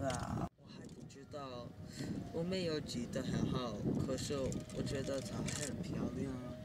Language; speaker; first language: Chinese; non-native, learner; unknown